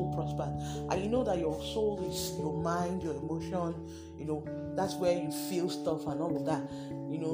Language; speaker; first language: English; non-native, local second language; Igbo